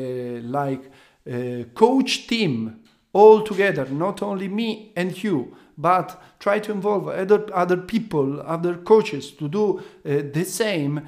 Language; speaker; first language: English; non-native, learner; Italian